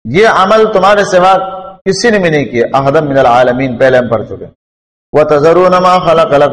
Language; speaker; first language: Urdu; non-native, local second language; Pashto